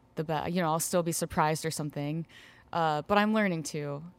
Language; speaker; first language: English; native; English